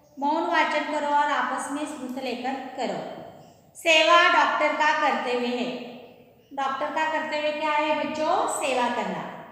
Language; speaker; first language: Hindi; non-native, local second language; Marathi